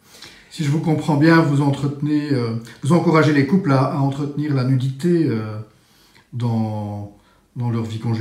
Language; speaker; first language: French; native; French